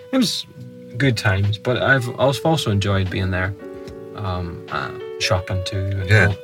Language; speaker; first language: English; native; English